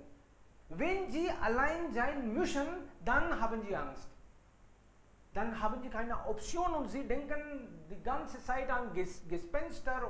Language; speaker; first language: German; non-native, fluent; Hindi